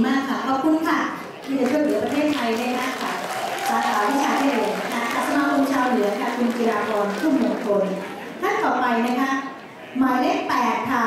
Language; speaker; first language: Thai; native; Thai